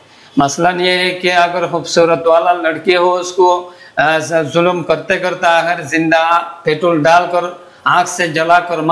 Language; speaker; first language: Hindi; non-native, fluent; Rohingya